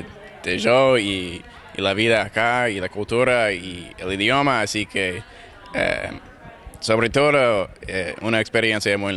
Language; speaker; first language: Spanish; non-native, learner; English